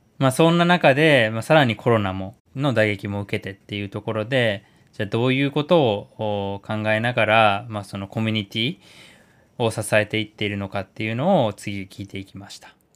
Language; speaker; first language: Japanese; native; Japanese